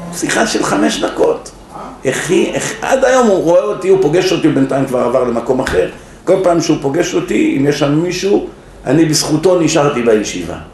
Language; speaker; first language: Hebrew; native; Hebrew